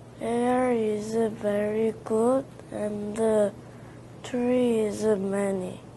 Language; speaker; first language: English; non-native, learner; Korean